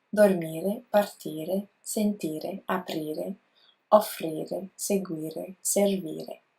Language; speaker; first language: Italian; non-native, learner; English